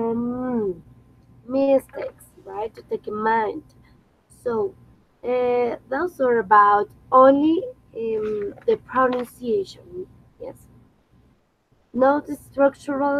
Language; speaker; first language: English; non-native, fluent; Spanish